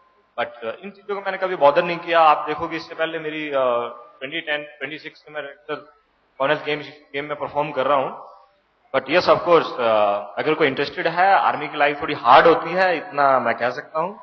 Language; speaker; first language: Hindi; native; Hindi